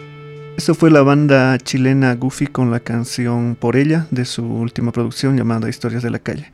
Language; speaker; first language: Spanish; native; Spanish